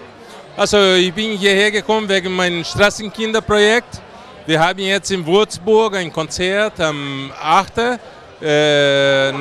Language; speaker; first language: German; non-native, fluent; Portuguese